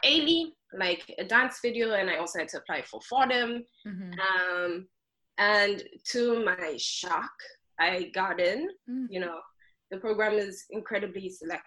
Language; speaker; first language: English; non-native, local second language; Xhosa